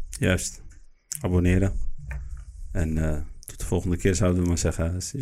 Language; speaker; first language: Dutch; early bilingual, other home language; Arabic